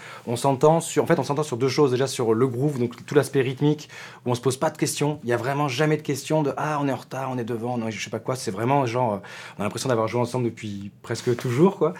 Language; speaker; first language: French; native; French